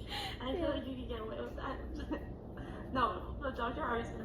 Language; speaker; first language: English; native; English